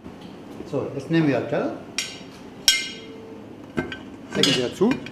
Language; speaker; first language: German; non-native, fluent; Arabic